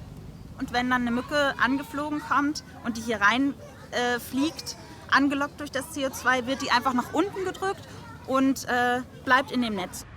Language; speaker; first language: German; native; German